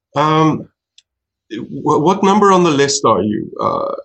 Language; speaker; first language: English; non-native, fluent; Norwegian